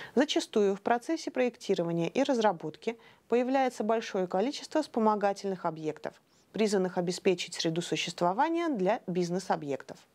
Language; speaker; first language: Russian; native; Russian